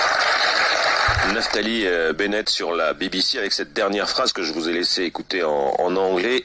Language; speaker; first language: French; native; French